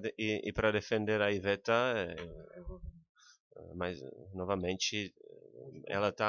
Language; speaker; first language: Portuguese; non-native, fluent; Czech